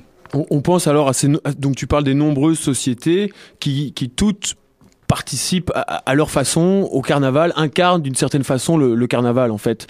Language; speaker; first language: French; native; French